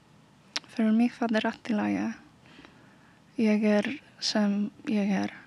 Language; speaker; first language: Icelandic; non-native, learner; Polish